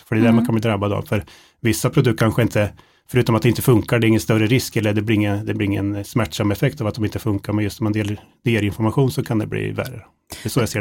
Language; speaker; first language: Swedish; native; Swedish